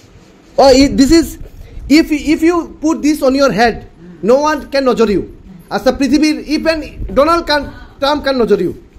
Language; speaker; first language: English; non-native, local second language; Bangla